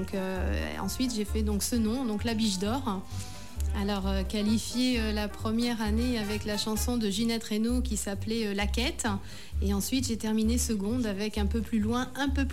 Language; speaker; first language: French; native; French